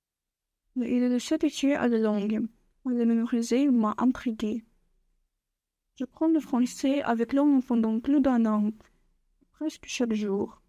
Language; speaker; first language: French; non-native, learner; Russian